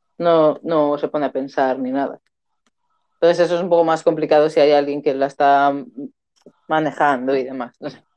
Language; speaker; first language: Spanish; native; Spanish